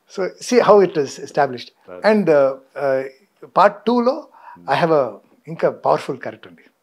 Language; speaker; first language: Telugu; non-native, fluent; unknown